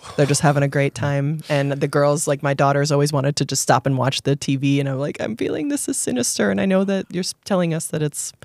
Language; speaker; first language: English; native; English